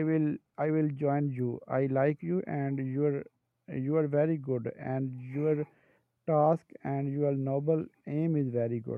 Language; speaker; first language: English; non-native, local second language; Urdu